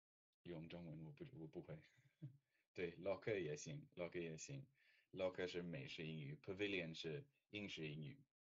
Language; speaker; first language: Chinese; non-native, fluent; English